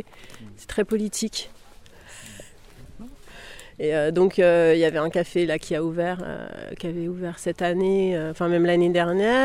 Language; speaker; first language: French; native; French